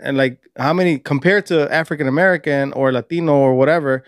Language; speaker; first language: English; early bilingual, other home language; Spanish